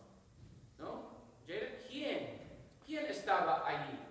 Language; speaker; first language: Spanish; non-native, fluent; English